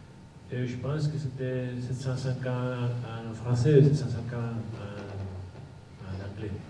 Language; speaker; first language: French; non-native, fluent; Basque